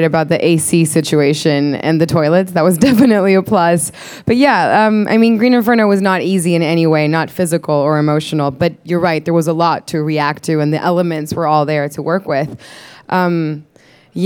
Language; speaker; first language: English; non-native, fluent; Spanish